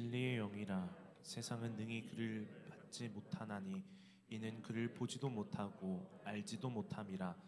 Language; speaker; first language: Korean; native; Korean